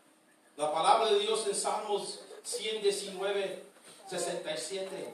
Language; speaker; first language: Spanish; early bilingual, heritage; Spanish